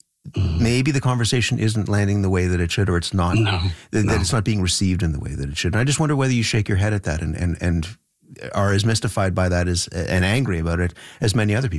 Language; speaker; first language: English; native; English